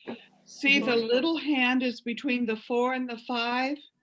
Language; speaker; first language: English; native; English